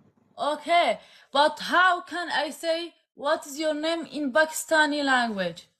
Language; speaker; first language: English; non-native, learner; Arabic